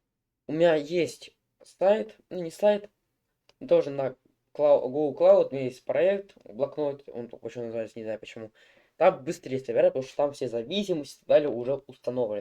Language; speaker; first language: Russian; native; Russian